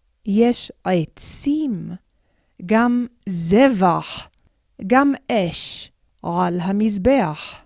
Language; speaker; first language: Hebrew; non-native, fluent; English